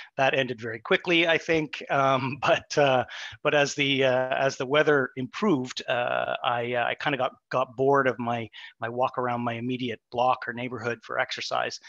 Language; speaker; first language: English; native; English